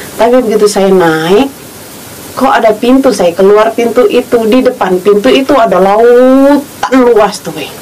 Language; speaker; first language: Indonesian; native; Indonesian